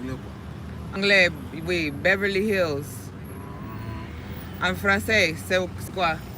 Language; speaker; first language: French; non-native, learner; English